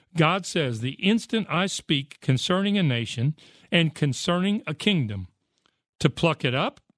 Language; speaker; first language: English; native; English